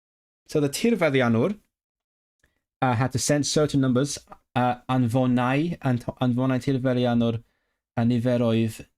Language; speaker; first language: Welsh; non-native, learner; Cantonese